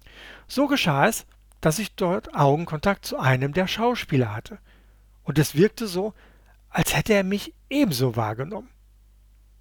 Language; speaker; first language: German; native; German